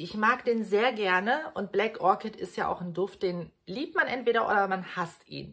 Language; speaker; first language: German; native; German